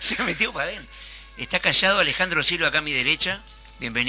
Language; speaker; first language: Spanish; native; Spanish